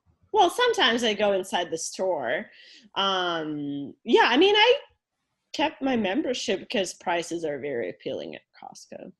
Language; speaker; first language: English; non-native, fluent; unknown